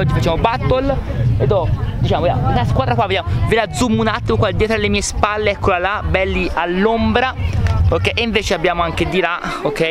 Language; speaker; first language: Italian; native; Italian